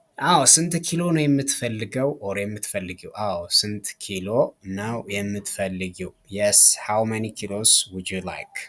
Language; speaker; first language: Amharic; native; Amharic